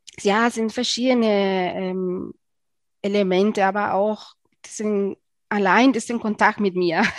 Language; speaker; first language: German; non-native, fluent; Spanish